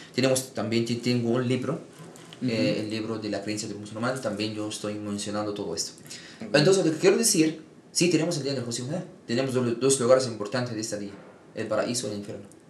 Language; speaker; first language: Spanish; non-native, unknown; Arabic